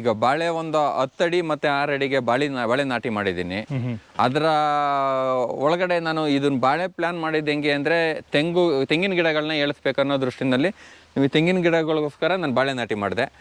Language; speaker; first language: Kannada; native; Kannada